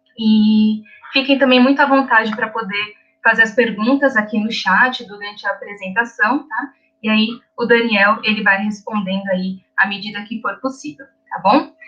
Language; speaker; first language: Portuguese; native; Portuguese